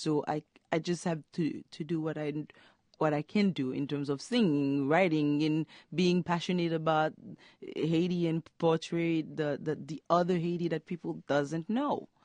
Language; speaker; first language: English; non-native, fluent; Haitian Creole